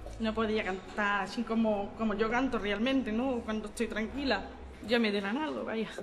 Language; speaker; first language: Spanish; non-native, fluent; Arabic